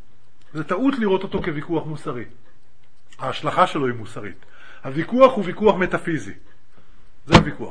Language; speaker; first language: Hebrew; native; Hebrew